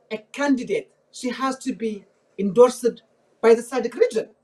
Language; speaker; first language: English; non-native, fluent; Amharic